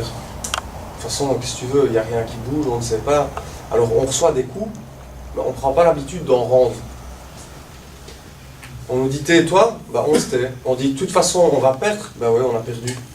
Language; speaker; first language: French; native; French